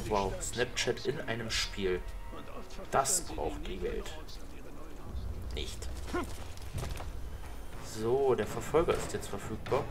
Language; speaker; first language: German; native; German